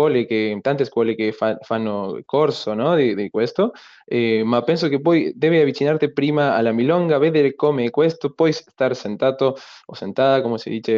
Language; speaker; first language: Italian; non-native, learner; Spanish